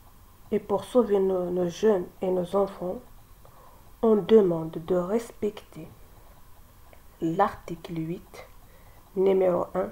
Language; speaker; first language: French; non-native, local second language; Kabyle